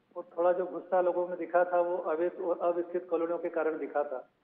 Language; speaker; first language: Hindi; native; Hindi